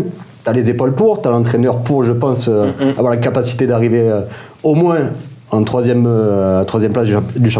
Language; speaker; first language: French; native; French